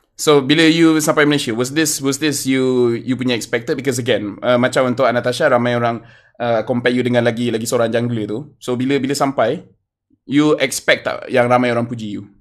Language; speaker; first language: Malay; native; Malay